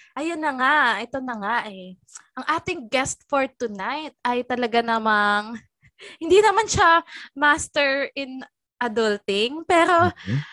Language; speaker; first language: Filipino; native; Filipino